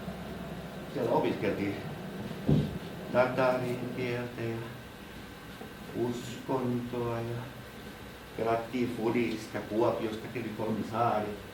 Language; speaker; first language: Finnish; non-native, local second language; Tatar